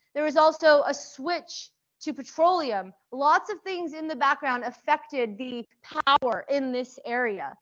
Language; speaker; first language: English; early bilingual, other home language; Persian